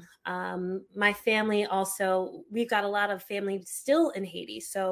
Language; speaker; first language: English; early bilingual, other home language; Haitian Creole